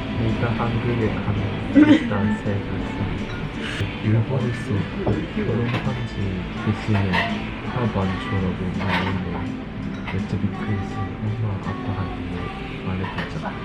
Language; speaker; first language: Korean; non-native, learner; Japanese